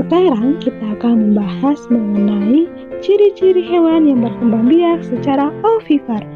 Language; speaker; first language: Indonesian; native; Indonesian